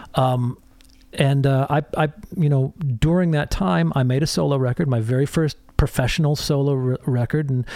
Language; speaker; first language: English; native; English